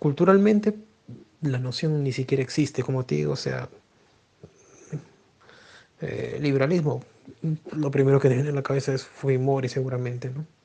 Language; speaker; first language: Spanish; native; Spanish